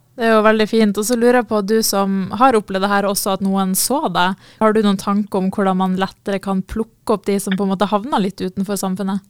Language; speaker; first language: Norwegian; native; Norwegian